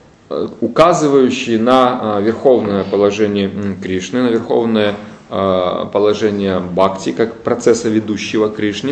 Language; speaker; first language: Russian; native; Russian